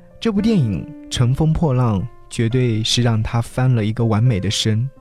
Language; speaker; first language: Chinese; native; Chinese